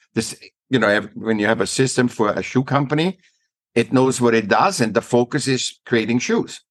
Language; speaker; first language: English; non-native, fluent; German